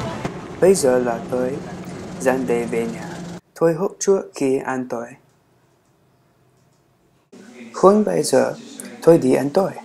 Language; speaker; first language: Vietnamese; non-native, learner; English